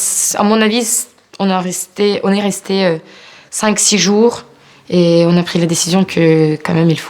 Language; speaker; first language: French; non-native, fluent; Ukrainian